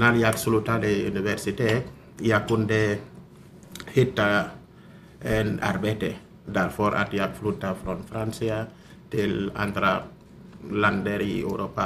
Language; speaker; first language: Swedish; non-native, learner; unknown